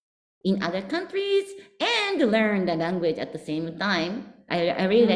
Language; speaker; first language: English; non-native, learner; Japanese